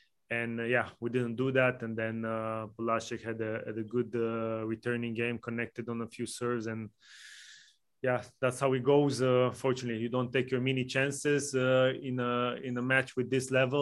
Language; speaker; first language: English; non-native, fluent; Romanian